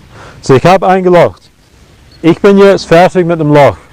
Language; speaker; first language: German; non-native, fluent; English